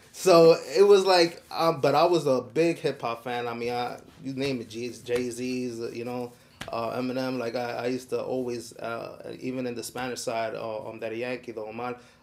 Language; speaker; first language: English; early bilingual, other home language; Spanish